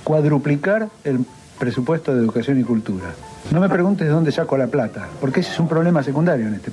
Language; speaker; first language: Spanish; native; Spanish